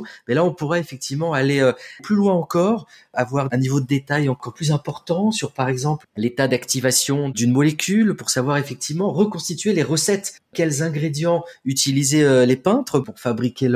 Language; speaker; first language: French; native; French